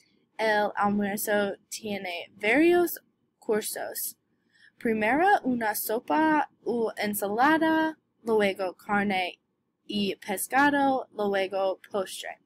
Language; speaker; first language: Spanish; non-native, learner; English